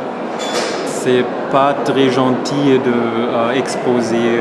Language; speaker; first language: French; non-native, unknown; German